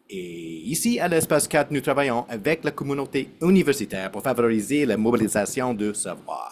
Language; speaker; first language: French; non-native, fluent; English